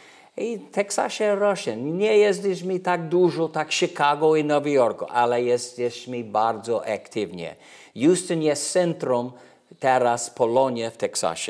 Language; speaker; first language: Polish; early bilingual, heritage; English